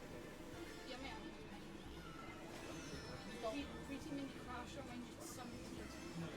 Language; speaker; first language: Welsh; non-native, local second language; English